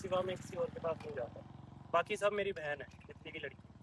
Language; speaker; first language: Hindi; non-native, local second language; Punjabi